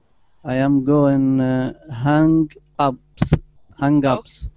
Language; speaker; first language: English; non-native, learner; Arabic